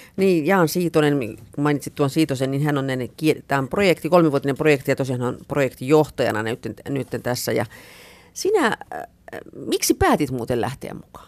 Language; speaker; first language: Finnish; native; Finnish